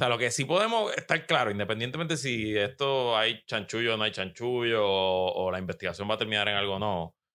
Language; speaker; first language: Spanish; native; Spanish